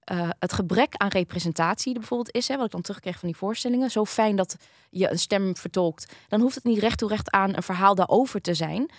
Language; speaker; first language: Dutch; early bilingual, other home language; Vietnamese